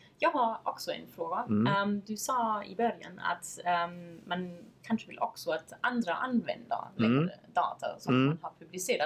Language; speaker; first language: Swedish; non-native, fluent; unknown